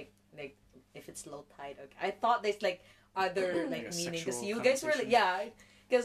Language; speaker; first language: English; non-native, local second language; Cebuano